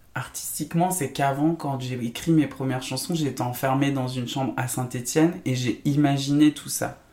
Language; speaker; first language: French; native; French